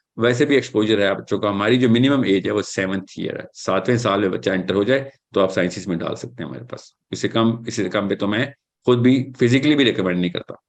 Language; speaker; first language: Urdu; native; Urdu